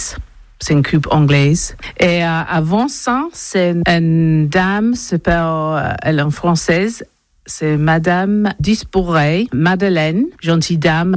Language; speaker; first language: French; non-native, learner; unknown